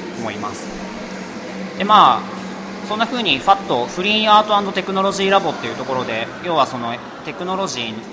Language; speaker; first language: Japanese; native; Japanese